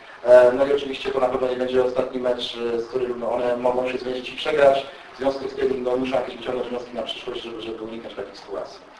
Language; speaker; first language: Polish; native; Polish